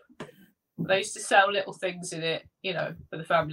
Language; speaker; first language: English; native; English